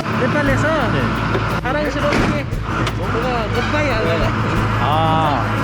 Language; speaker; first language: Korean; non-native, learner; Nepali